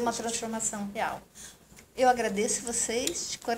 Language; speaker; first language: Portuguese; native; Portuguese